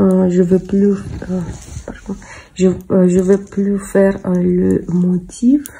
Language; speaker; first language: French; non-native, fluent; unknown